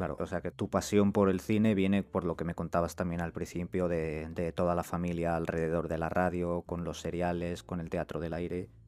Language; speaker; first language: Spanish; native; Spanish